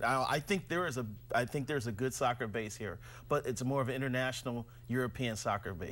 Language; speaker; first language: English; native; English